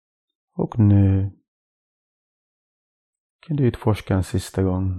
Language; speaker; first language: Swedish; non-native, fluent; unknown